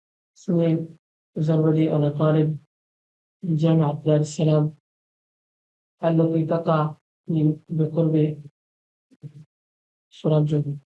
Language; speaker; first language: Arabic; non-native, fluent; Urdu